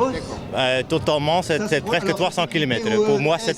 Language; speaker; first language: French; non-native, learner; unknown